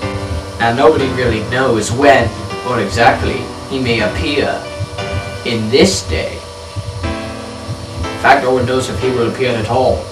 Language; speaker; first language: English; native; English